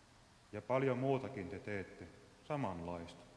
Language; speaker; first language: Finnish; native; Finnish